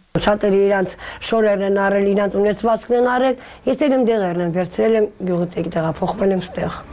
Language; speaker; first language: Armenian; native; Armenian